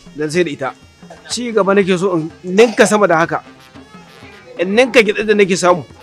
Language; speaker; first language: Hausa; native; Hausa